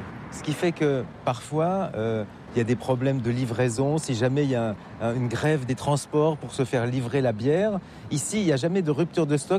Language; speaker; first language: French; native; French